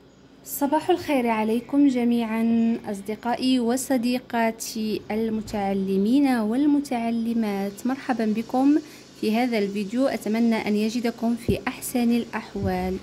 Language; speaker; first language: Arabic; native; Arabic